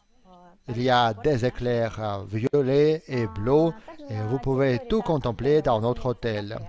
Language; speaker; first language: French; non-native, fluent; Russian